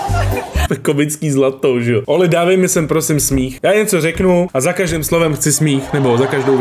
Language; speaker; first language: Czech; native; Czech